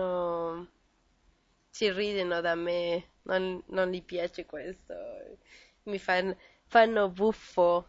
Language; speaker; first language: Italian; non-native, learner; Spanish